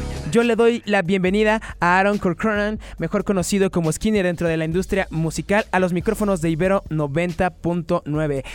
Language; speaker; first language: Spanish; native; Spanish